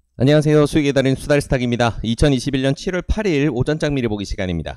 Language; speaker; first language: Korean; native; Korean